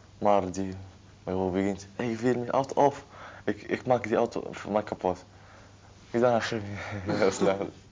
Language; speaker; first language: Dutch; non-native, learner; Arabic